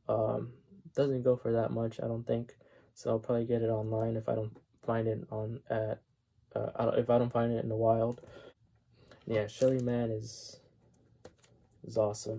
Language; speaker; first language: English; native; English